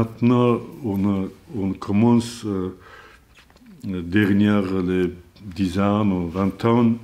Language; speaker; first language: French; non-native, learner; Azerbaijani